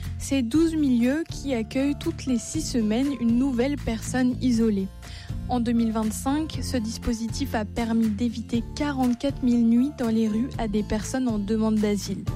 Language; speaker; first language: French; native; French